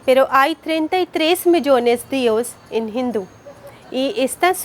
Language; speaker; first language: Spanish; non-native, learner; Hindi